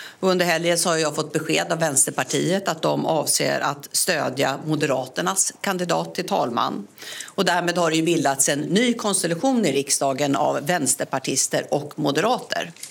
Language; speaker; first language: Swedish; native; Swedish